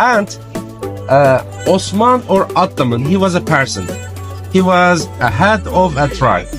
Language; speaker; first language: English; non-native, fluent; Turkish